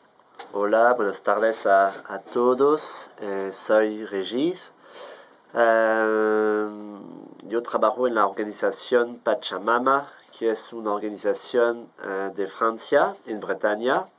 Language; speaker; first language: Spanish; non-native, fluent; French